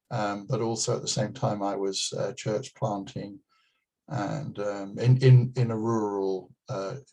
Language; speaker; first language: English; native; English